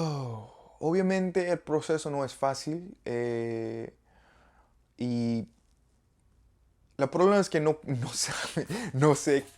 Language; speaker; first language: Spanish; non-native, learner; English